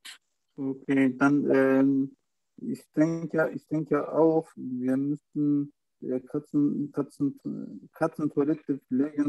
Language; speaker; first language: German; non-native, learner; Turkish